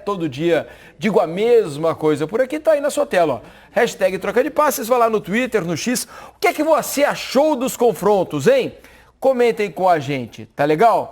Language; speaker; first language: Portuguese; native; Portuguese